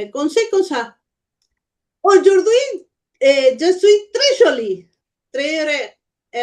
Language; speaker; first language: French; non-native, learner; Spanish